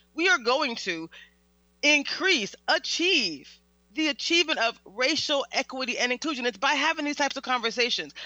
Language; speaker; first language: English; native; English